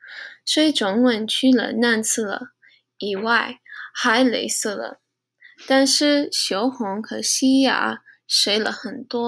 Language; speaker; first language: Chinese; non-native, learner; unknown